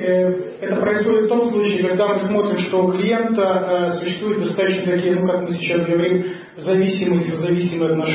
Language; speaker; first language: Russian; native; Russian